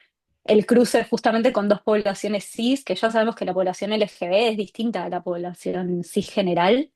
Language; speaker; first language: Spanish; native; Spanish